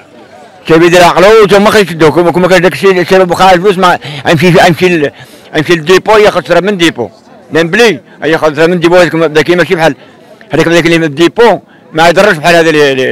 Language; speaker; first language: Arabic; native; Arabic